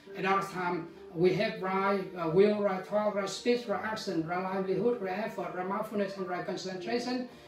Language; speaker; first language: English; non-native, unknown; Vietnamese